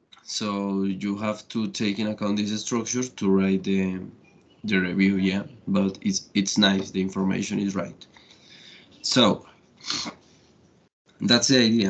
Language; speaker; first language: English; non-native, fluent; Spanish